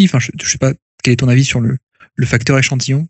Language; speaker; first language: French; native; French